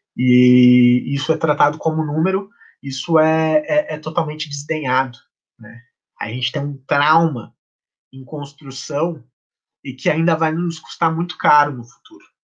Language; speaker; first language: Portuguese; native; Portuguese